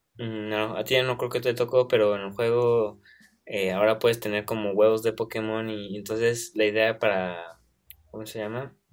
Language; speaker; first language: Spanish; native; Spanish